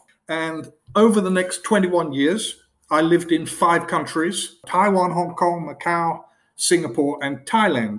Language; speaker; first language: English; native; English